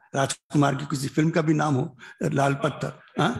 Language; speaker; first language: Hindi; native; Hindi